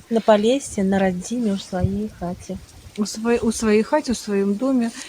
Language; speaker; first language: Belarusian; native; Belarusian